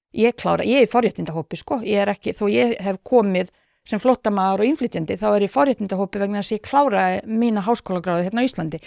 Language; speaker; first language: Icelandic; non-native, fluent; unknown